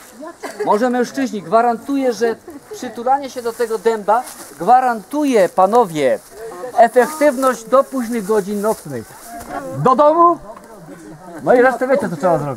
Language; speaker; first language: Polish; native; Polish